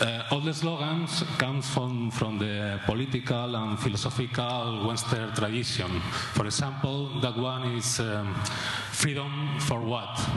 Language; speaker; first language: English; non-native, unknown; Spanish